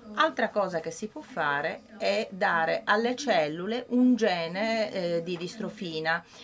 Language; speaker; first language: Italian; non-native, fluent; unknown